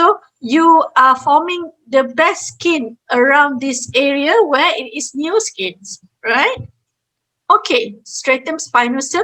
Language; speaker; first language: English; non-native, fluent; Malay